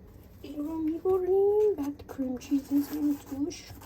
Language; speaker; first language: Persian; native; Persian